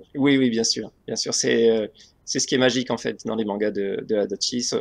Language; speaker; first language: French; native; French